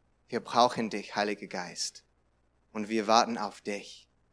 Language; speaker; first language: German; non-native, learner; English